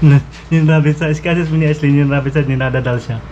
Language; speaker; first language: Russian; non-native, learner; Filipino